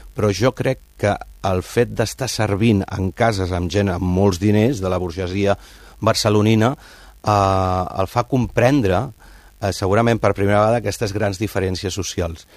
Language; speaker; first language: Catalan; native; Catalan